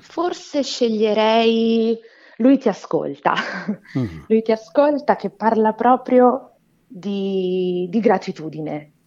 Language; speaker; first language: Italian; non-native, fluent; Portuguese